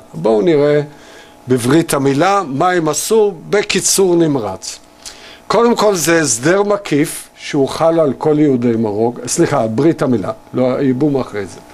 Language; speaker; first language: Hebrew; native; Hebrew